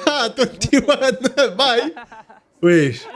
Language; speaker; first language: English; non-native, learner; French